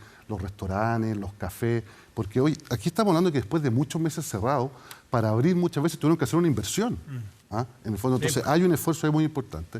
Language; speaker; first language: Spanish; native; Spanish